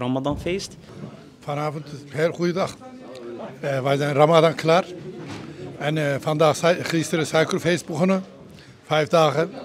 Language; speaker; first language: Dutch; non-native, learner; Turkish